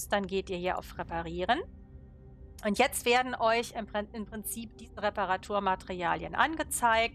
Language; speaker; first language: German; native; German